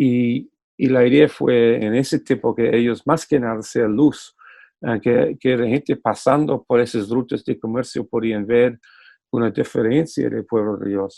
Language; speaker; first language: Spanish; non-native, fluent; English